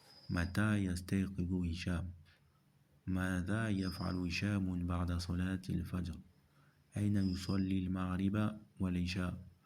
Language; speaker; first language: Arabic; non-native, fluent; French